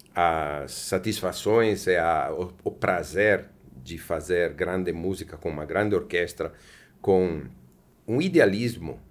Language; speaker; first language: Portuguese; non-native, fluent; Italian